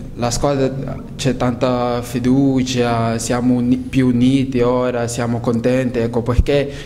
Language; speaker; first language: Italian; non-native, learner; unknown